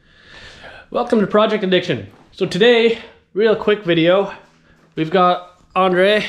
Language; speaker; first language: English; native; English